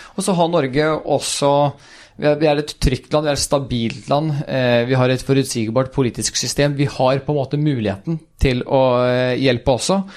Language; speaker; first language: Norwegian; early bilingual, other home language; Swedish